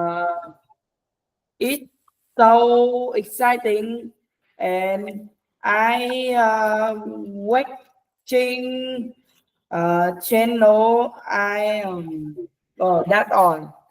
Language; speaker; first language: English; non-native, learner; Vietnamese